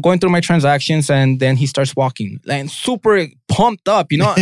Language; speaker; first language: English; native; English